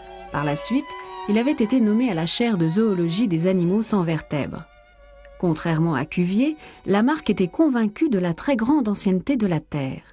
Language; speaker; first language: French; native; French